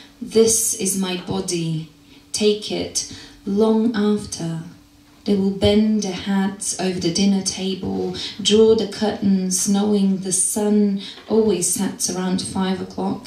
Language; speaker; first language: English; non-native, fluent; Macedonian